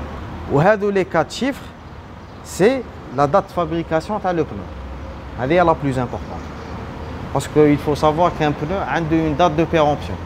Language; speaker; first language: French; non-native, local second language; Arabic